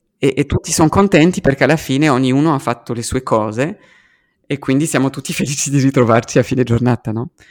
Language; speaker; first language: Italian; early bilingual, heritage; French